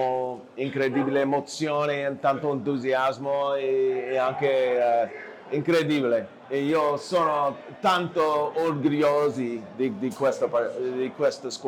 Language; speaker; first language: Italian; non-native, learner; English